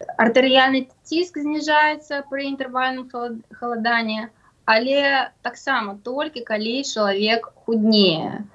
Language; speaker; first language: Belarusian; non-native, local second language; Russian